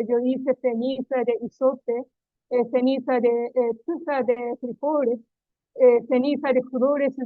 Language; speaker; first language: Spanish; non-native, learner; Japanese